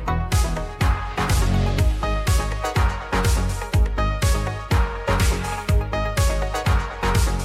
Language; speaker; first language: English; native; English